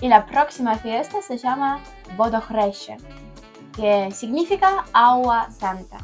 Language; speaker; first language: Spanish; non-native, learner; Ukrainian